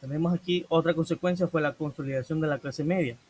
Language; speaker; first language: Spanish; native; Spanish